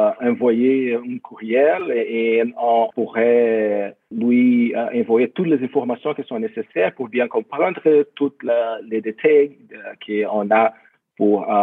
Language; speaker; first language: French; non-native, fluent; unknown